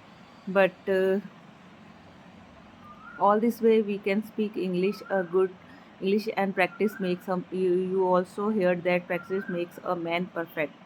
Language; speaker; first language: English; non-native, learner; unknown